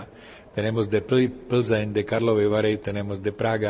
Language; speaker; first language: Spanish; non-native, fluent; Czech